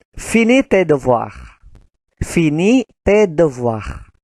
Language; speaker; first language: French; non-native, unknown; Indonesian